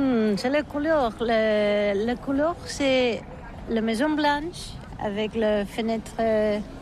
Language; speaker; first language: French; non-native, learner; Catalan